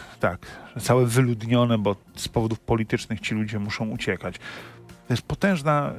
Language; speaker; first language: Polish; native; Polish